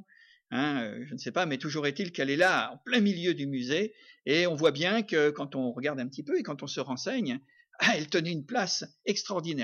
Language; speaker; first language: French; native; French